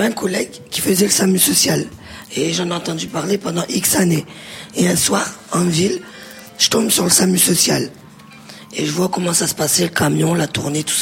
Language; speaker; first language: French; native; French